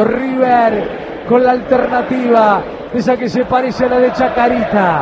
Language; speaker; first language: Spanish; native; Spanish